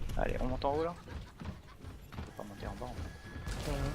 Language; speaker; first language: French; native; French